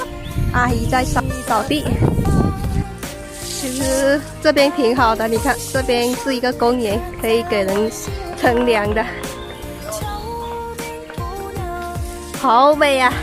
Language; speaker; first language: Chinese; non-native, local second language; Cantonese